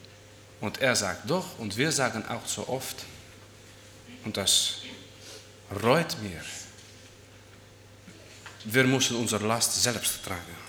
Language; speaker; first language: German; non-native, fluent; Dutch